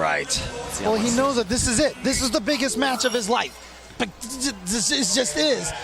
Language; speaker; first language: English; native; English